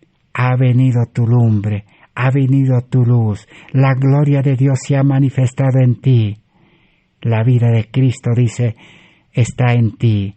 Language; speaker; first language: Spanish; native; Spanish